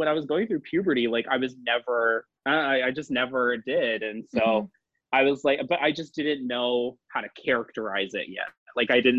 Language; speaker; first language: English; native; English